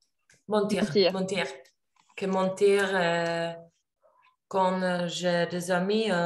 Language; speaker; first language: French; non-native, learner; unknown